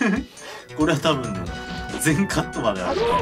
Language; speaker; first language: Japanese; native; Japanese